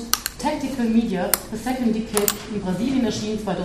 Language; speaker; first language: German; native; German